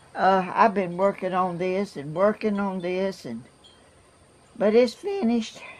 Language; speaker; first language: English; native; English